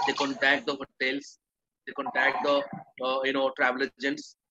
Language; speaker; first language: English; non-native, local second language; Odia